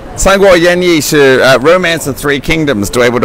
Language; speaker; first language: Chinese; non-native, learner; English